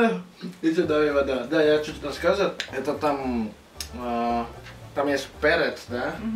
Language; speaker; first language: Russian; non-native, learner; Indonesian